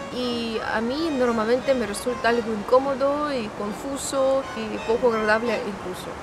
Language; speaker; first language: Spanish; non-native, fluent; Russian